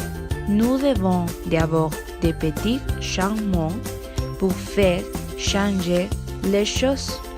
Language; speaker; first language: French; non-native, learner; Spanish